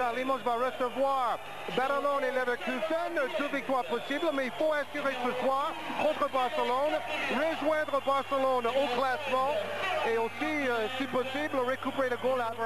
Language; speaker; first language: French; native; French